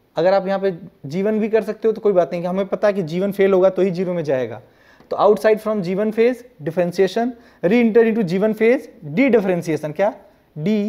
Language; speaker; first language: Hindi; non-native, local second language; Gujarati